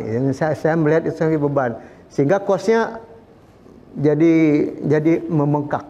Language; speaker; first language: Indonesian; native; Indonesian